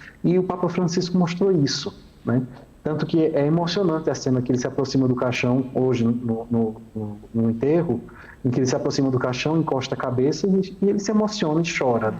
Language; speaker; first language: Portuguese; native; Portuguese